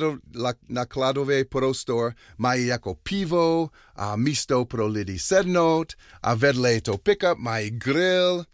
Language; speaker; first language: Czech; non-native, learner; English